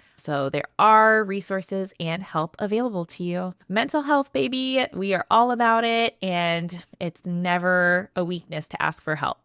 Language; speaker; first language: English; native; English